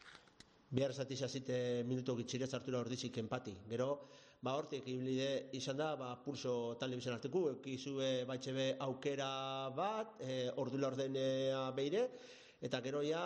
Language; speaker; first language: Basque; native; Basque